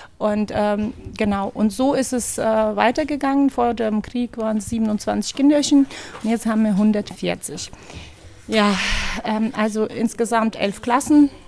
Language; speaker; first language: German; non-native, fluent; Ukrainian